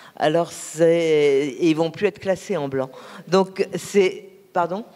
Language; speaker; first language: French; native; French